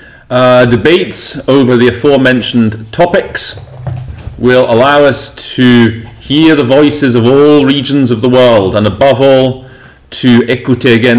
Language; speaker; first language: English; native; English